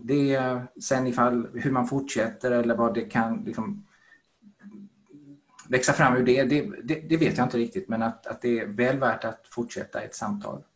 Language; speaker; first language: Swedish; native; Swedish